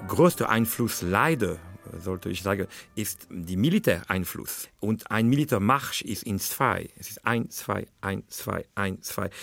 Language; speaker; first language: German; non-native, fluent; French